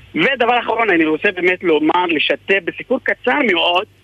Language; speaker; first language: Hebrew; non-native, fluent; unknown